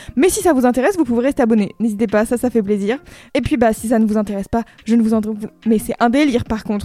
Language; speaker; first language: French; native; French